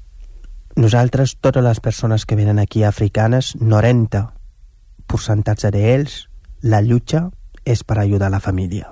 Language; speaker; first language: Catalan; non-native, fluent; Wolof